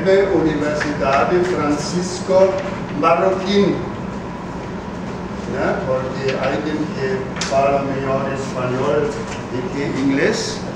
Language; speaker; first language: Portuguese; non-native, fluent; German